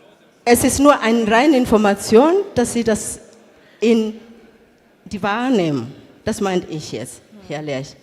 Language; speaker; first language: German; non-native, fluent; Swahili